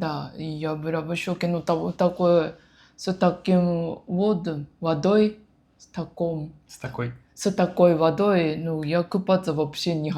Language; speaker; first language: Russian; non-native, learner; Japanese